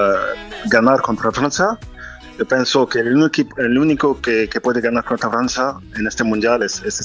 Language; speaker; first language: Spanish; non-native, fluent; French